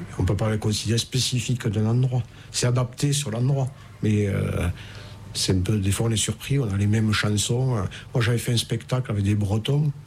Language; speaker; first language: French; native; French